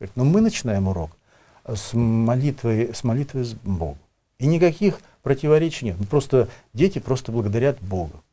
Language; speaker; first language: Russian; native; Russian